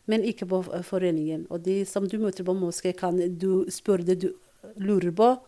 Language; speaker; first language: Norwegian; non-native, fluent; Somali